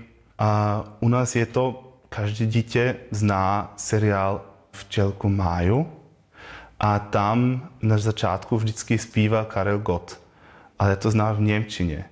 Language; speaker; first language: Czech; non-native, fluent; Croatian